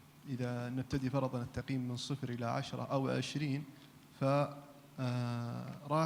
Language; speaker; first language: Arabic; native; Arabic